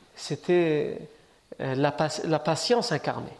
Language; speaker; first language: French; native; French